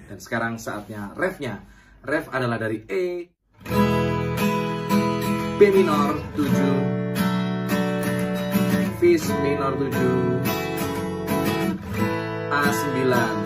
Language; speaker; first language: Indonesian; native; Indonesian